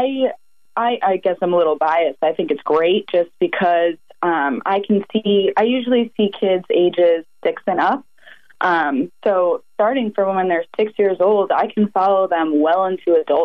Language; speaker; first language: English; native; English